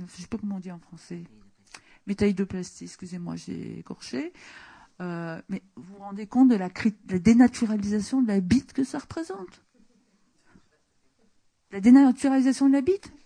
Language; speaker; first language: French; native; French